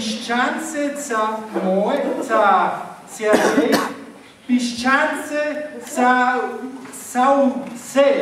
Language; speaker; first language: Slovenian; non-native, learner; German